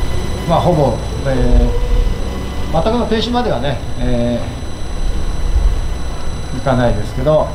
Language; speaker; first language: Japanese; native; Japanese